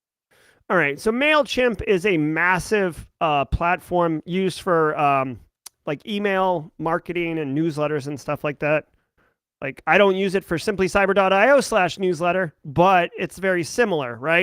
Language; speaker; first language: English; native; English